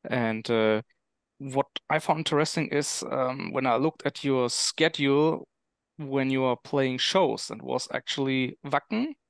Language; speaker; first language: English; non-native, fluent; German